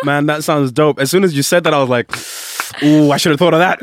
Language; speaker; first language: English; early bilingual, other home language; Shona